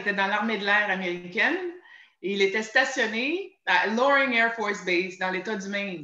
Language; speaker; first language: French; native; French